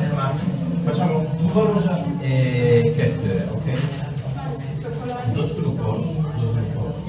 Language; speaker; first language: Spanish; non-native, learner; Italian